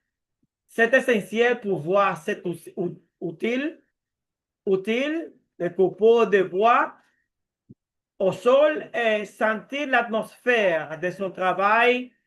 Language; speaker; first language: French; non-native, learner; Spanish